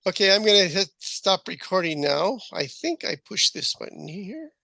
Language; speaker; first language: English; native; English